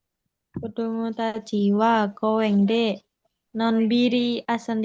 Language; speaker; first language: Japanese; non-native, learner; Indonesian